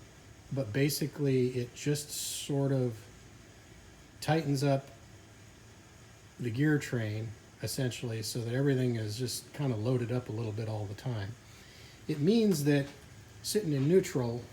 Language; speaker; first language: English; native; English